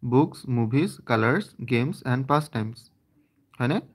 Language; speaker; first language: English; non-native, local second language; Assamese